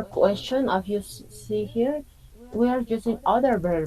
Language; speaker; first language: English; non-native, fluent; Spanish